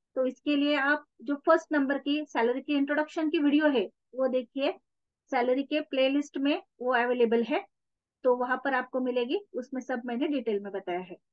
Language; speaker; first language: Hindi; non-native, local second language; Marathi